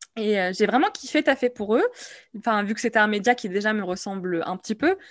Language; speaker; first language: French; non-native, local second language; Arabic